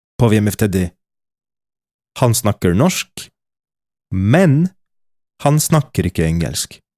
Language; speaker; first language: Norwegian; non-native, fluent; Polish